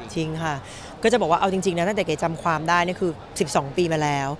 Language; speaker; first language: Thai; native; Thai